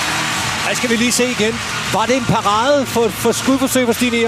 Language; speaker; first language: Danish; native; Danish